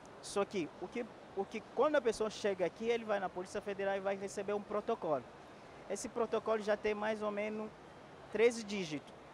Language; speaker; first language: Portuguese; non-native, fluent; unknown